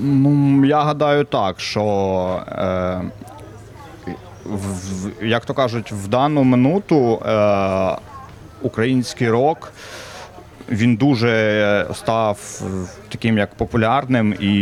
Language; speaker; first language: Ukrainian; non-native, local second language; Russian